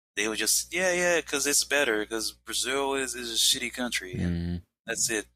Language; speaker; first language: English; non-native, fluent; Portuguese